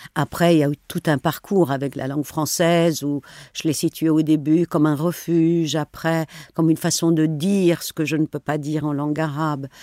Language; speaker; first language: French; non-native, local second language; Arabic